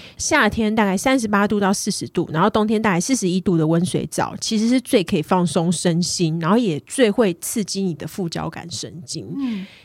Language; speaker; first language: Chinese; native; Chinese